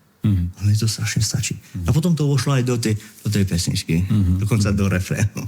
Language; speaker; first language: Slovak; native; Slovak